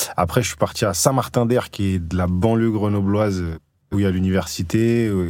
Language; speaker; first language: French; native; French